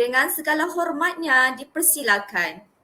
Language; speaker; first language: Malay; native; Malay